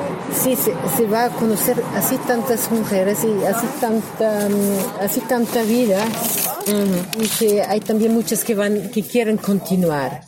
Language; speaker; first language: Spanish; non-native, learner; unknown